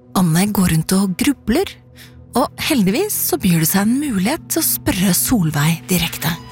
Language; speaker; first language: Norwegian; native; Norwegian